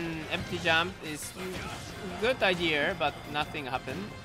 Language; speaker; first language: English; non-native, learner; Chinese